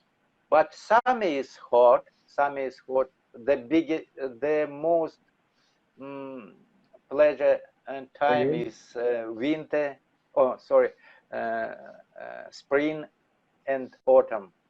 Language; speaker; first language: English; non-native, learner; Russian